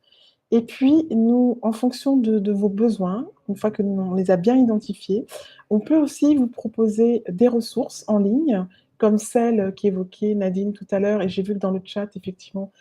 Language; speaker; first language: French; native; French